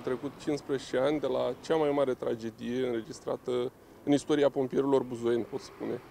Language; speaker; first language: Romanian; native; Romanian